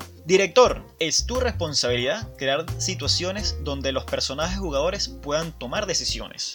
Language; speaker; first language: Spanish; native; Spanish